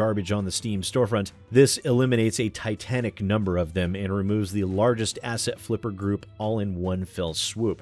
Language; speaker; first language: English; native; English